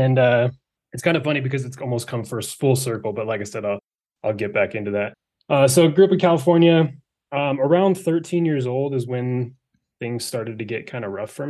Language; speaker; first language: English; native; English